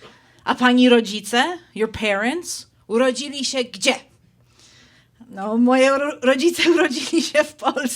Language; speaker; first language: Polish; early bilingual, heritage; Polish